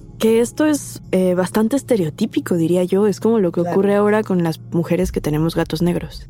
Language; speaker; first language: Spanish; native; Spanish